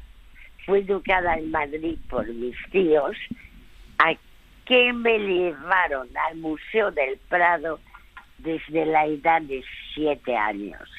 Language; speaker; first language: Spanish; early bilingual, other home language; French